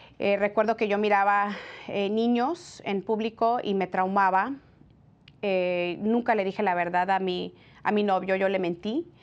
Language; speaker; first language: Spanish; early bilingual, heritage; Spanish